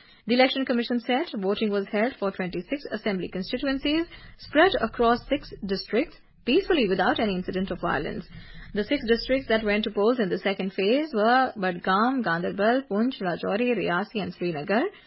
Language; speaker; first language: English; non-native, local second language; Urdu